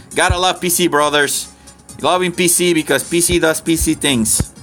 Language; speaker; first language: English; non-native, fluent; Spanish